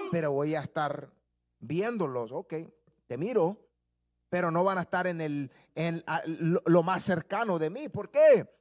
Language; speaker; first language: Spanish; early bilingual, heritage; Spanish